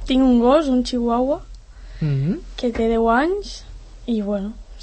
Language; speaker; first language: Catalan; non-native, local second language; Spanish